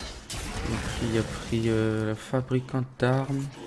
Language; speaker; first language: French; native; French